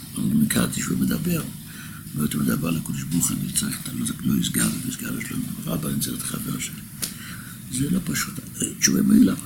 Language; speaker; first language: Hebrew; non-native, local second language; Yiddish